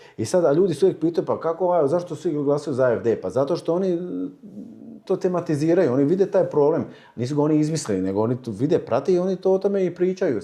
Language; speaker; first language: Croatian; early bilingual, heritage; Croatian